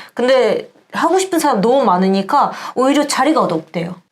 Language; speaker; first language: Korean; non-native, fluent; Ukrainian